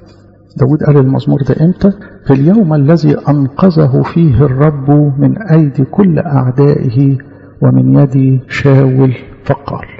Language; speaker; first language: Arabic; native; Arabic